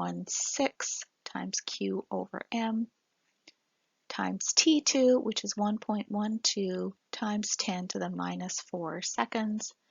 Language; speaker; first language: English; native; English